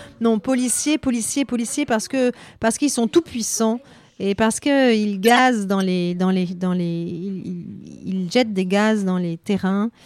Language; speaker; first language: French; native; French